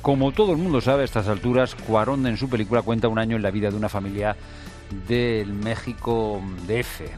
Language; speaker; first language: Spanish; native; Spanish